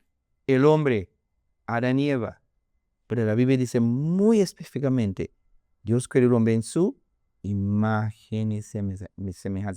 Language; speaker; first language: Spanish; non-native, learner; English